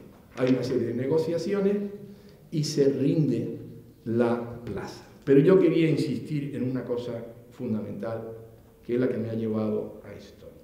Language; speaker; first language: Spanish; native; Spanish